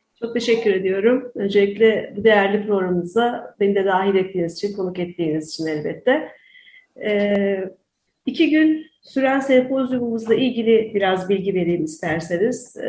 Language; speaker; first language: Turkish; native; Turkish